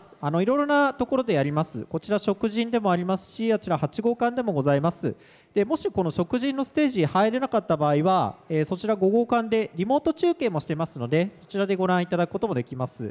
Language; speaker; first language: Japanese; native; Japanese